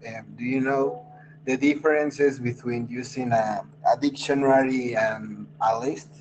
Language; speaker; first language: English; non-native, fluent; Spanish